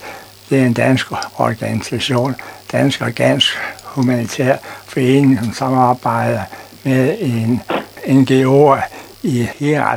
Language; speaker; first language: Danish; non-native, fluent; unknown